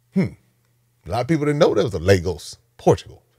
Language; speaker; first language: English; native; English